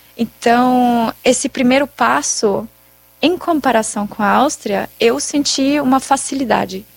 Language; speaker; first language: Portuguese; non-native, fluent; German